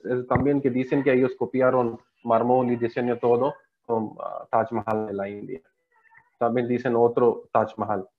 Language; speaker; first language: Spanish; non-native, learner; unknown